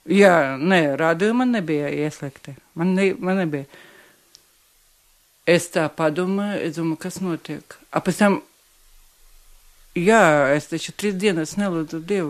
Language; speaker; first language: Latvian; non-native, local second language; Russian